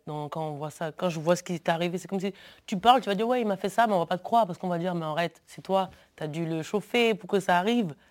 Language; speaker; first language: French; early bilingual, other home language; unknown